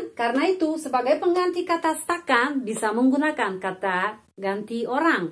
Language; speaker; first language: Indonesian; non-native, fluent; Russian